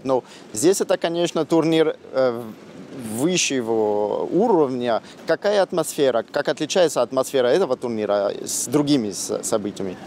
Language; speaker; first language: Russian; non-native, fluent; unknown